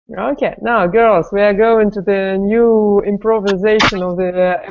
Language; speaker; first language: English; non-native, fluent; Russian